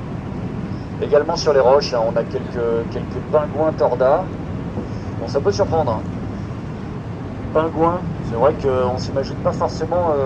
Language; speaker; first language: French; native; French